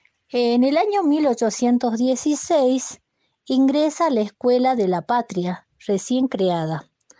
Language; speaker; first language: Spanish; native; Spanish